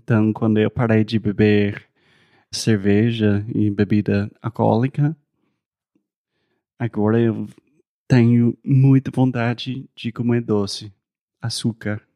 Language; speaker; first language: Portuguese; non-native, fluent; English